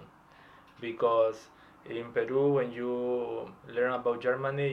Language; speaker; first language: English; non-native, fluent; Spanish